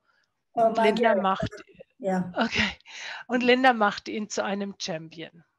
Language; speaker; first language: German; native; German